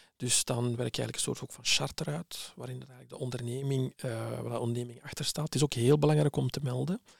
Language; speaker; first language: Dutch; early bilingual, other home language; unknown